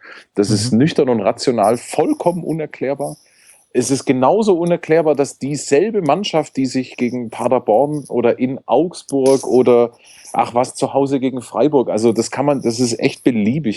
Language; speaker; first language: German; native; German